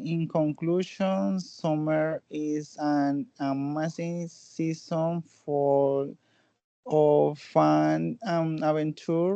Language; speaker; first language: English; non-native, learner; Spanish